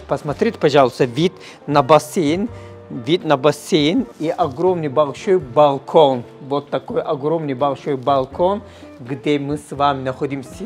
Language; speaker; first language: Russian; non-native, learner; Turkish